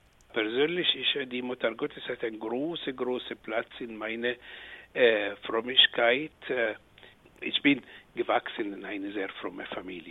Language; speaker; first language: German; non-native, fluent; Arabic